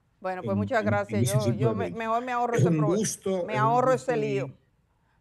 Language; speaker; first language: Spanish; native; Spanish